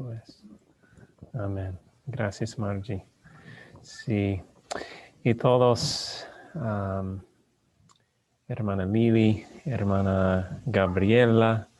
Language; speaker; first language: Spanish; non-native, learner; English